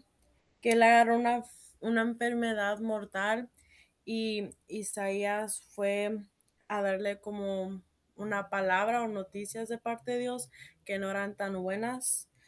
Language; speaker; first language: Spanish; early bilingual, heritage; Spanish